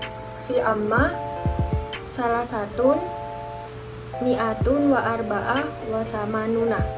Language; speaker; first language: Arabic; non-native, learner; Indonesian